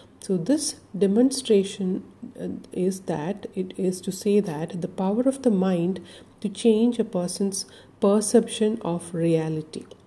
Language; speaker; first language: English; non-native, local second language; Malayalam